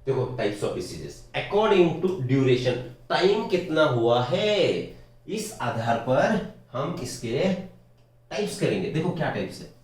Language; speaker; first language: Hindi; non-native, local second language; Marathi